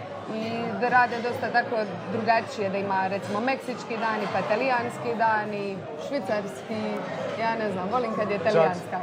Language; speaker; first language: Bosnian; native; Bosnian